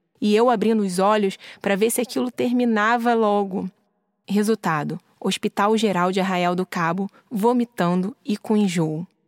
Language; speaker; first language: Portuguese; native; Portuguese